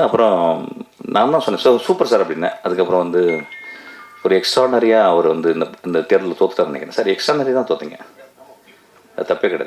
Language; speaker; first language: Tamil; native; Tamil